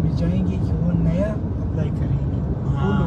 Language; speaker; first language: Hindi; non-native, learner; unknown